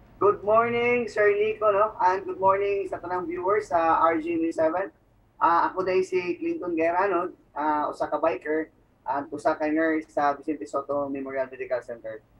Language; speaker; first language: Cebuano; native; Cebuano